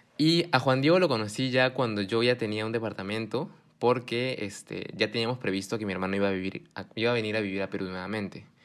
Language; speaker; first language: Spanish; early bilingual, heritage; Spanish